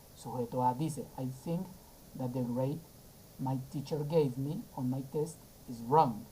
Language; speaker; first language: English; non-native, fluent; Spanish